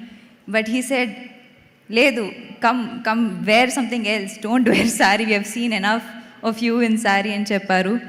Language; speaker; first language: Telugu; non-native, learner; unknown